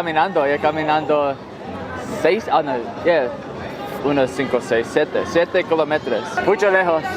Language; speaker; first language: Spanish; non-native, learner; English